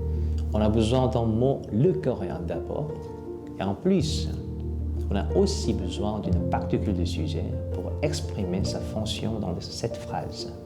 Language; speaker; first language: French; non-native, fluent; Korean